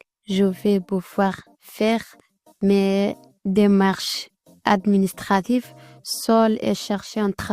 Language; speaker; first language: French; non-native, learner; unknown